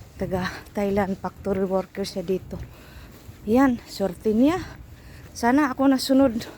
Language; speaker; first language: Filipino; non-native, local second language; Bikol